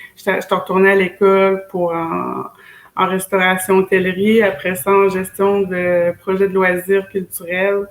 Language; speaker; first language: French; native; French